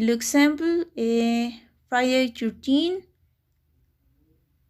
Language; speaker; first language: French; non-native, learner; Spanish